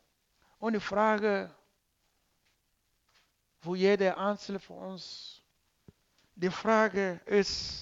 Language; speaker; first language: German; non-native, learner; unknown